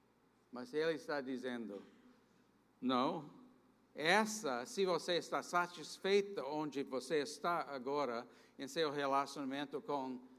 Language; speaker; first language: Portuguese; non-native, fluent; English